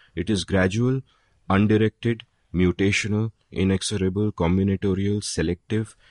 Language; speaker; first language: English; non-native, local second language; Hindi